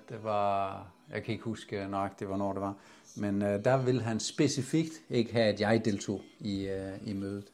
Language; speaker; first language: Danish; native; Danish